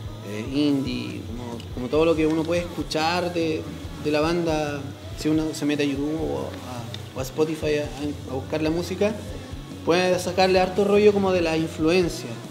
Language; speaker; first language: Spanish; native; Spanish